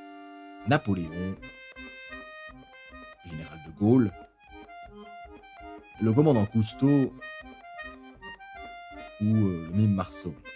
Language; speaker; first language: French; non-native, learner; Spanish